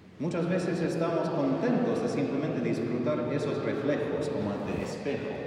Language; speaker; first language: Spanish; non-native, fluent; English